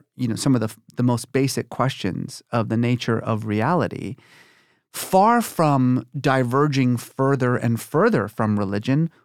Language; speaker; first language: English; early bilingual, other home language; Persian